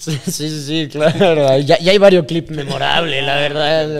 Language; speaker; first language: Spanish; native; Spanish